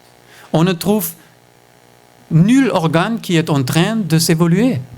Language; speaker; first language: French; non-native, fluent; German